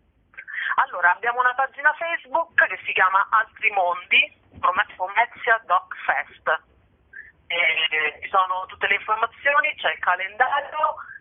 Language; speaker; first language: Italian; native; Italian